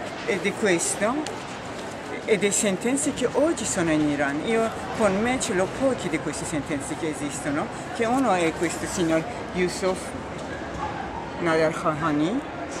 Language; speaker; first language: Italian; non-native, learner; Persian